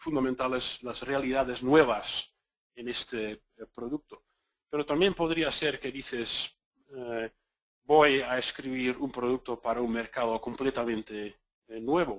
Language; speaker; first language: Spanish; non-native, fluent; Dutch